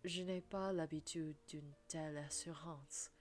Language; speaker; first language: French; non-native, learner; English